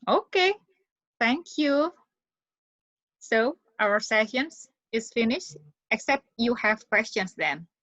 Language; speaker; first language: English; non-native, fluent; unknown